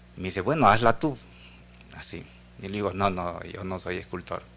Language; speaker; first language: Spanish; native; Spanish